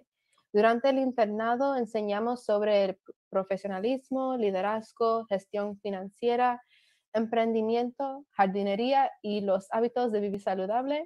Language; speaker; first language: Spanish; early bilingual, other home language; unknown